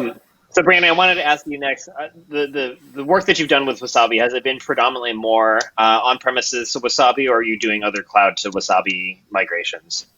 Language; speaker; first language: English; native; English